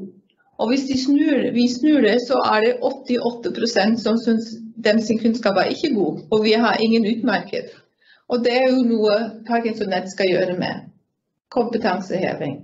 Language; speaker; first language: Norwegian; non-native, fluent; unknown